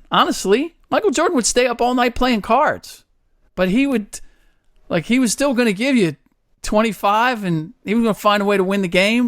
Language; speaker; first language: English; native; English